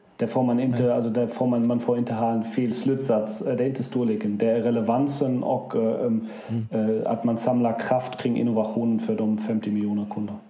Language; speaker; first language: Swedish; non-native, fluent; German